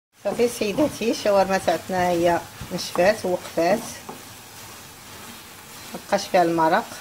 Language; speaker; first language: Arabic; native; Arabic